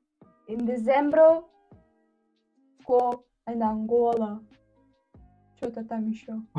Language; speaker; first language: Portuguese; non-native, learner; Kyrgyz